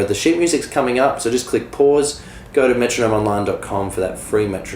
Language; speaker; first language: English; native; English